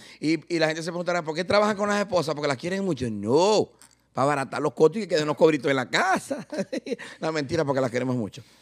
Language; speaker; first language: Spanish; native; Spanish